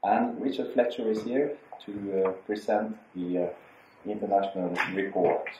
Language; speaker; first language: English; non-native, fluent; Norwegian